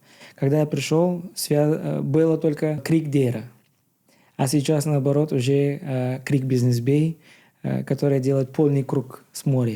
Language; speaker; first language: Russian; non-native, learner; Bulgarian